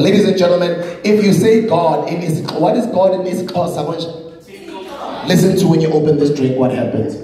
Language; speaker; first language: English; non-native, local second language; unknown